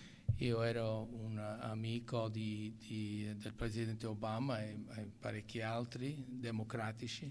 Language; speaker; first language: Italian; non-native, local second language; English